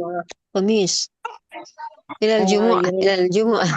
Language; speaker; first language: Arabic; non-native, learner; Indonesian